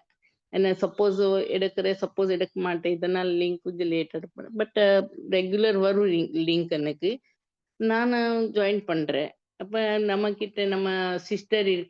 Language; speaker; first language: Tamil; non-native, learner; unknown